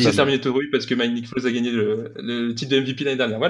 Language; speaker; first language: French; native; French